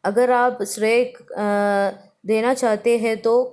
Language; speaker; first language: Hindi; non-native, local second language; Malayalam